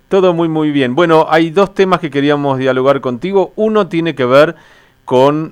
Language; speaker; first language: Spanish; native; Spanish